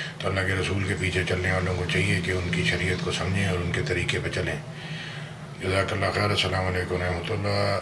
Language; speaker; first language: Urdu; native; Urdu